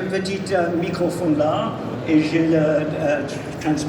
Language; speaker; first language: French; non-native, learner; English